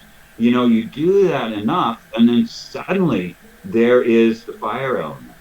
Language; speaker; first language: English; native; English